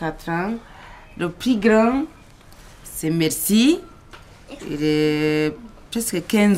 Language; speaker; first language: French; non-native, learner; Kinyarwanda